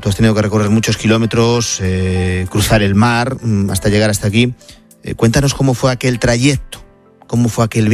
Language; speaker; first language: Spanish; native; Spanish